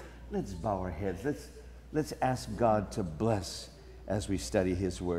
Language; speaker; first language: English; early bilingual, other home language; Spanish